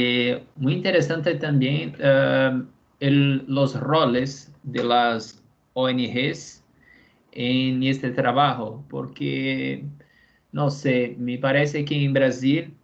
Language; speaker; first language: Spanish; non-native, fluent; Portuguese